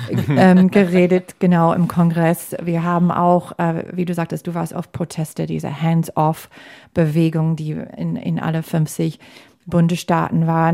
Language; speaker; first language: German; non-native, fluent; English